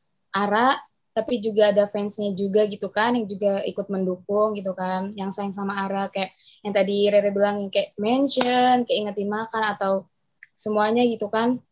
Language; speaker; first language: Indonesian; native; Indonesian